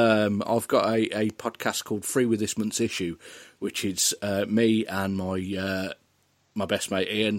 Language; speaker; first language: English; native; English